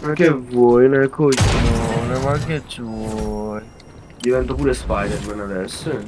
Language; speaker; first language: Italian; native; Italian